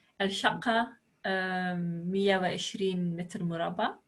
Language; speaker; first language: Arabic; non-native, learner; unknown